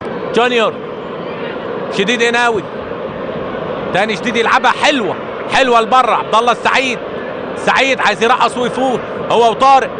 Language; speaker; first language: Arabic; native; Arabic